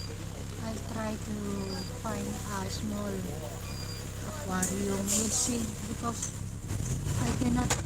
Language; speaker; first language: English; non-native, local second language; Filipino